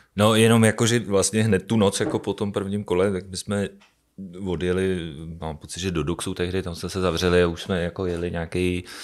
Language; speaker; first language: Czech; native; Czech